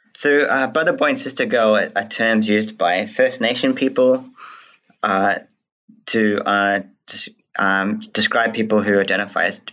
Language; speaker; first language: English; native; English